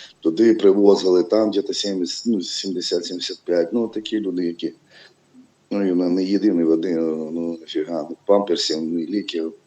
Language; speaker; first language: Ukrainian; non-native, local second language; Russian